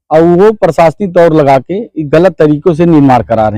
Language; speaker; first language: Hindi; native; Hindi